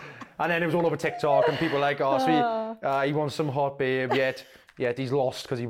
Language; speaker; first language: English; native; English